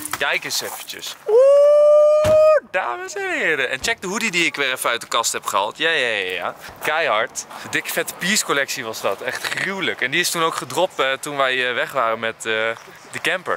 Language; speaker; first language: Dutch; native; Dutch